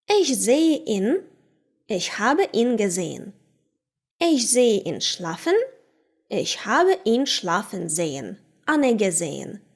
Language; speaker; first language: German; non-native, fluent; Ukrainian